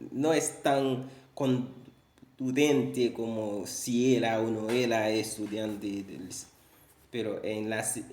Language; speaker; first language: Spanish; non-native, fluent; Haitian Creole